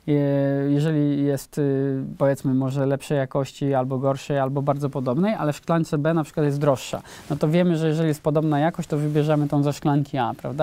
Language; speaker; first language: Polish; native; Polish